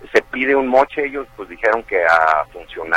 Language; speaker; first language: Spanish; native; Spanish